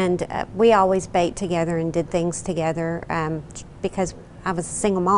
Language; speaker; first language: English; native; English